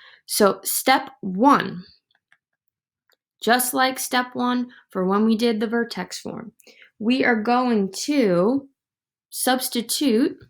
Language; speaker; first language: English; native; English